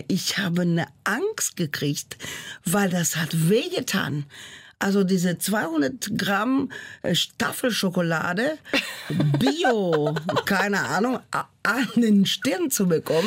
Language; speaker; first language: German; non-native, fluent; Portuguese